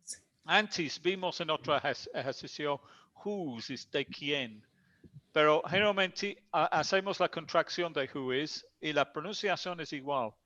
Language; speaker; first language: Spanish; non-native, fluent; English